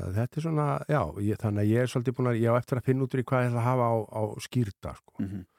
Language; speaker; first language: Icelandic; native; Icelandic